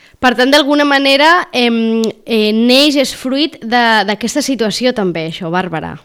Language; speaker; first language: Catalan; native; Catalan